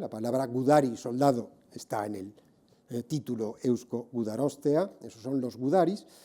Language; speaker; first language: Spanish; native; Spanish